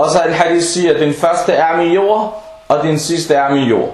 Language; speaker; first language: Danish; non-native, local second language; Arabic